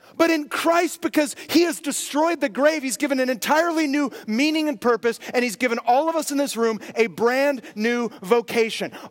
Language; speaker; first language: English; native; English